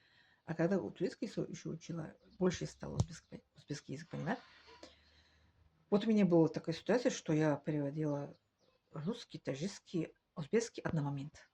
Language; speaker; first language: Russian; non-native, learner; Tajik